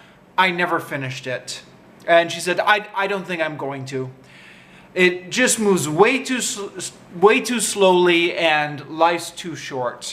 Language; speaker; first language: English; native; English